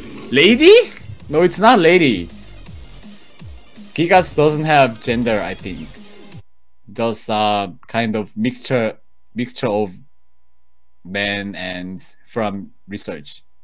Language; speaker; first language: English; non-native, learner; Korean